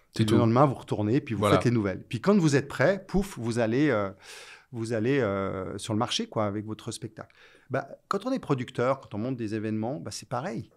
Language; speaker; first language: French; native; French